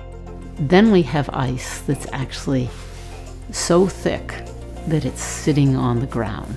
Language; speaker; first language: English; native; English